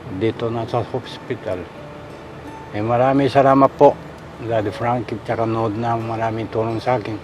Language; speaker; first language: Filipino; non-native, learner; Japanese